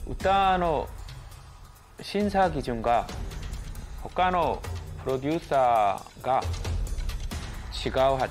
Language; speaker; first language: Japanese; non-native, learner; Korean